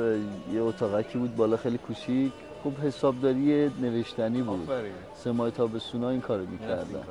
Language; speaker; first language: Persian; native; Persian